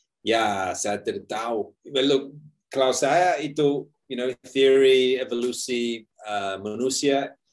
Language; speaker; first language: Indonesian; non-native, learner; English